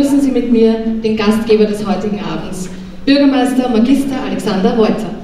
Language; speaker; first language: German; native; German